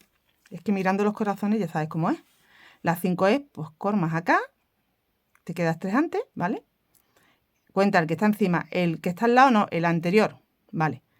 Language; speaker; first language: Spanish; native; Spanish